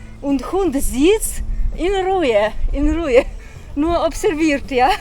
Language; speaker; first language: German; non-native, learner; Ukrainian